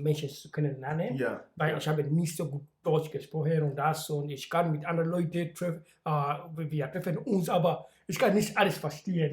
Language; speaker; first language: German; non-native, learner; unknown